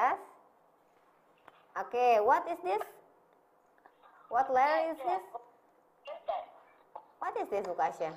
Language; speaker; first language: English; non-native, learner; Indonesian